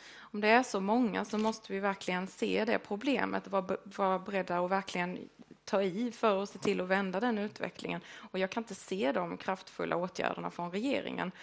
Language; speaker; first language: Swedish; native; Swedish